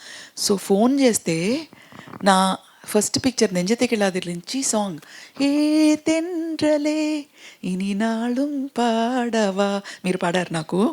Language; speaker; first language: Telugu; non-native, fluent; Tamil